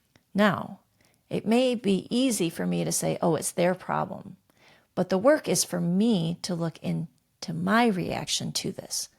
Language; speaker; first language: English; native; English